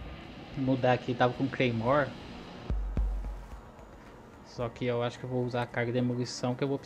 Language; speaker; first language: Portuguese; native; Portuguese